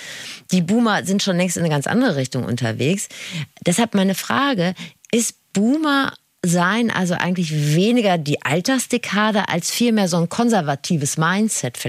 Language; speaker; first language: German; native; German